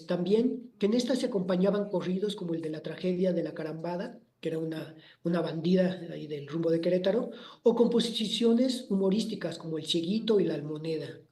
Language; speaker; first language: Spanish; native; Spanish